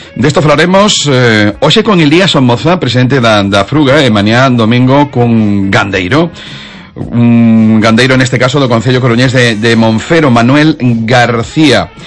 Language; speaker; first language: Galician; non-native, local second language; Spanish